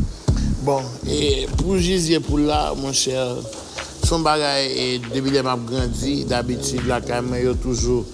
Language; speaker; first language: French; non-native, local second language; Haitian Creole